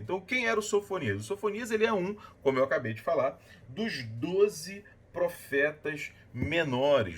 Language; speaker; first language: Portuguese; native; Portuguese